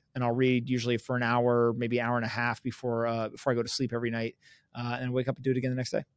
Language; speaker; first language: English; native; English